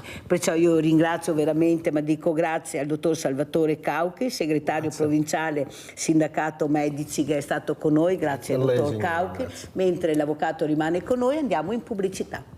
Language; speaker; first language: Italian; native; Italian